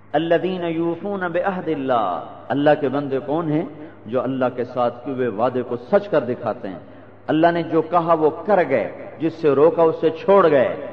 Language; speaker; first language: Urdu; non-native, local second language; Punjabi